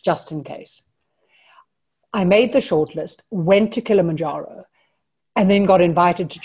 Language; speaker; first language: English; native; English